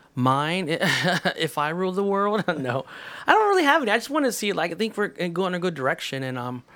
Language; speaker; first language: English; native; English